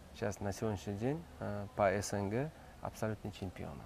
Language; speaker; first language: Russian; non-native, local second language; Uzbek